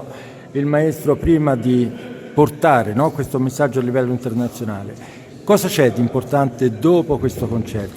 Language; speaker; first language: Italian; native; Italian